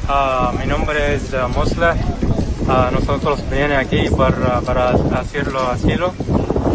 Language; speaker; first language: Spanish; non-native, learner; Arabic